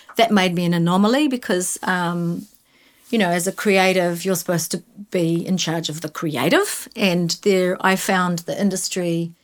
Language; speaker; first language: English; native; English